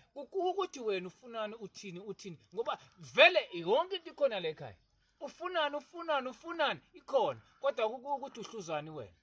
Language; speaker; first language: Zulu; non-native, local second language; Xhosa